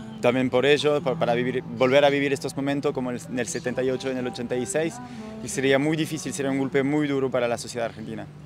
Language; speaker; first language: Spanish; non-native, fluent; French